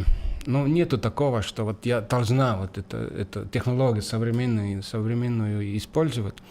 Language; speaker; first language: Russian; non-native, fluent; Estonian